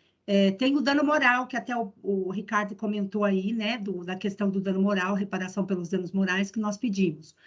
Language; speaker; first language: Portuguese; native; Portuguese